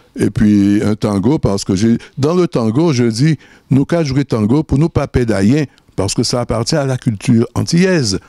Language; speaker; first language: French; native; French